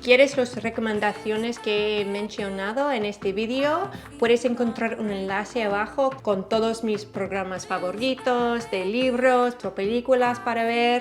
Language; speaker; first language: Spanish; non-native, learner; English